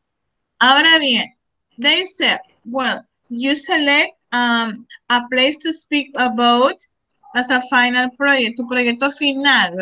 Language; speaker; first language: English; non-native, learner; Spanish